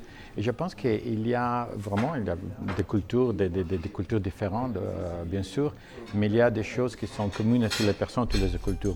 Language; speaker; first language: French; non-native, fluent; Italian